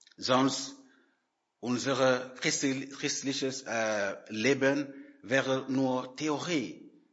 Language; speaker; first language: German; non-native, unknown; French